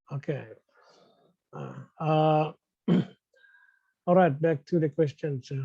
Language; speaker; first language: English; non-native, fluent; Indonesian